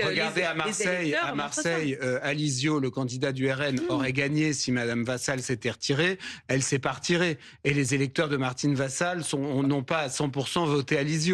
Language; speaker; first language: French; native; French